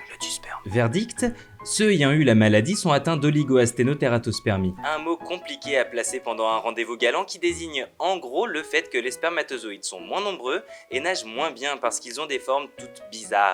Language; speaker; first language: French; native; French